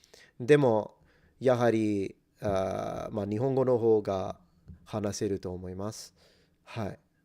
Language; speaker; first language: Japanese; non-native, fluent; English